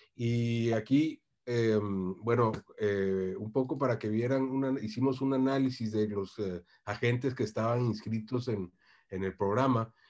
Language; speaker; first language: Spanish; native; Spanish